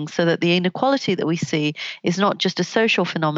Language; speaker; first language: English; native; English